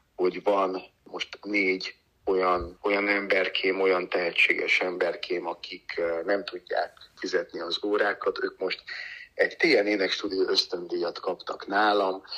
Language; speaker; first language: Hungarian; native; Hungarian